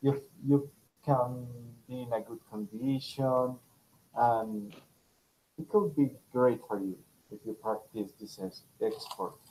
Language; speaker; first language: English; non-native, fluent; Spanish